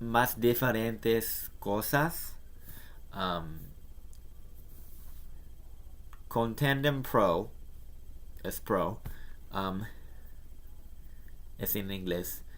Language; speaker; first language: Spanish; non-native, learner; English